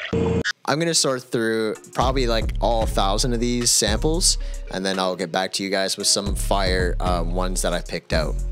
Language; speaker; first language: English; native; English